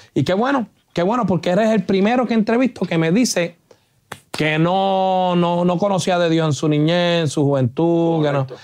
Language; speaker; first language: Spanish; native; Spanish